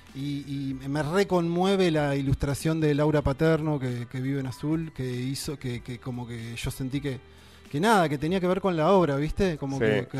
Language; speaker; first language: Spanish; native; Spanish